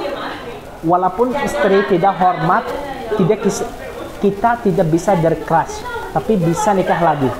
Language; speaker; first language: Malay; non-native, learner; Arabic